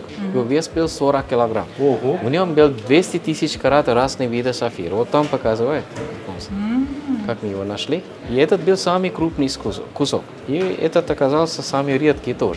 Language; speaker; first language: Russian; non-native, fluent; Sinhala